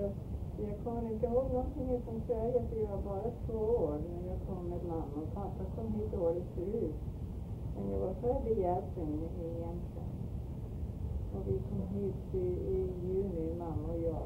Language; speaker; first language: Swedish; early bilingual, heritage; Swedish